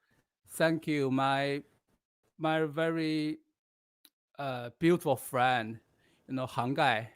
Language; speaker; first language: English; non-native, learner; Chinese